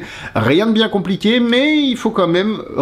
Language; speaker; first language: French; native; French